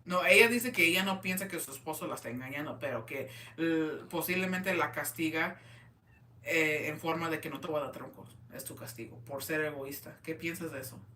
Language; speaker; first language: Spanish; early bilingual, heritage; Spanish